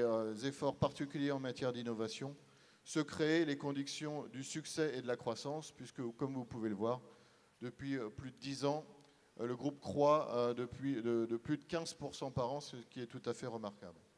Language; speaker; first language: French; native; French